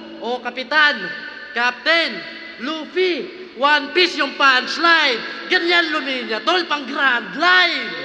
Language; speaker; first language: Filipino; non-native, local second language; Waray